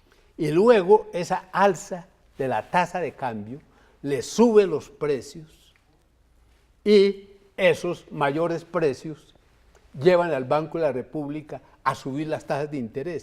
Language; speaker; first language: Spanish; native; Spanish